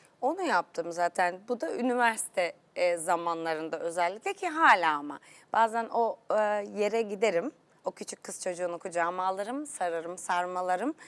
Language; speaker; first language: Turkish; native; Turkish